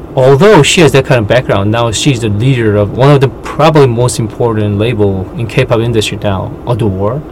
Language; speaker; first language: English; non-native, fluent; Korean